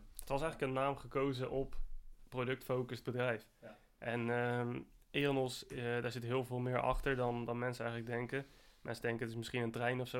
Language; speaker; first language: Dutch; native; Dutch